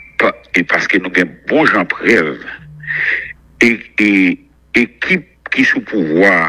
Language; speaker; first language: French; non-native, local second language; Haitian Creole